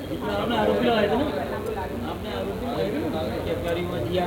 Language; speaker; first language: Hindi; native; Hindi